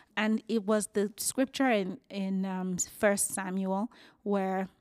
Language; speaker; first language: English; non-native, local second language; Yoruba